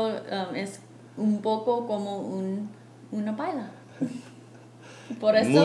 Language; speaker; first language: Spanish; non-native, fluent; English